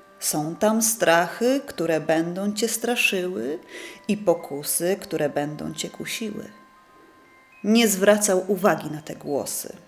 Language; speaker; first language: Polish; native; Polish